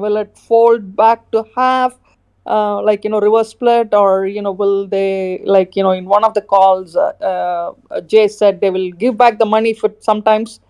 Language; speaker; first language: English; non-native, fluent; Khmer